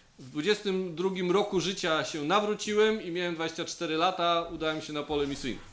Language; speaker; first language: Polish; native; Polish